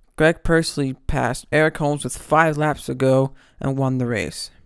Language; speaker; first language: English; native; English